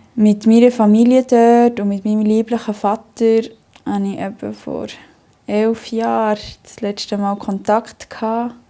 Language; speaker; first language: German; early bilingual, other home language; Spanish